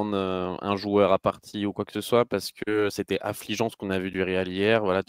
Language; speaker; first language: French; native; French